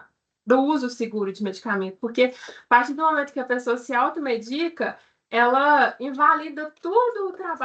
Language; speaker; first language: Portuguese; native; Portuguese